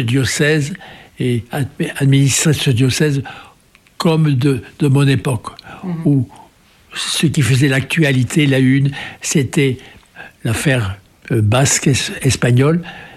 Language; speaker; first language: French; native; French